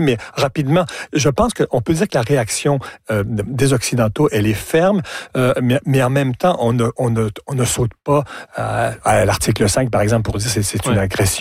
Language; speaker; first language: French; native; French